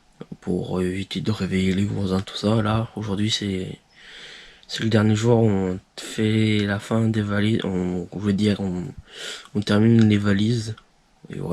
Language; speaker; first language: French; native; French